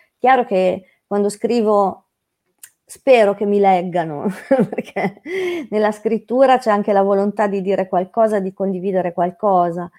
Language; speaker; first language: Italian; native; Italian